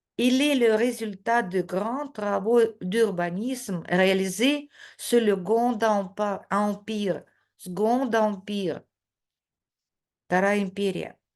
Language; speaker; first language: French; non-native, fluent; Russian